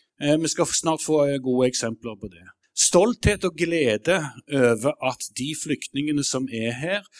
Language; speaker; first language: Norwegian; native; Norwegian